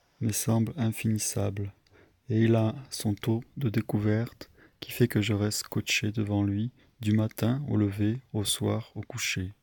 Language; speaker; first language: French; native; French